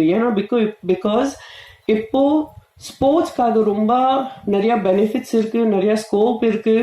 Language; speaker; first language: Tamil; non-native, fluent; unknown